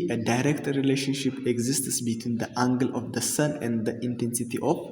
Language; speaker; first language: English; non-native, local second language; Amharic